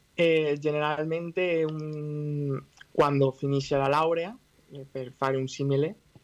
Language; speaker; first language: Italian; non-native, fluent; Spanish